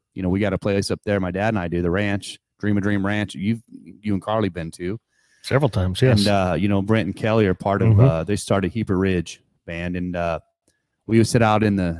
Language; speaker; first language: English; native; English